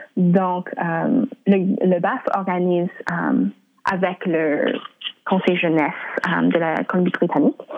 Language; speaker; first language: French; non-native, local second language; English